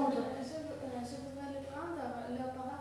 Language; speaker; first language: French; non-native, learner; Russian